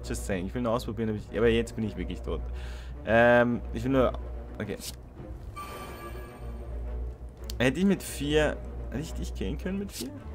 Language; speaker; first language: German; native; German